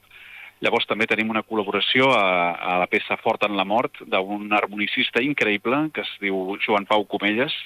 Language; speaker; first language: Catalan; native; Catalan